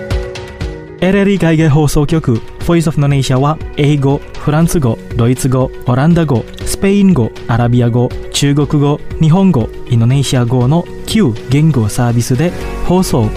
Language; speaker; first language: Japanese; non-native, fluent; Indonesian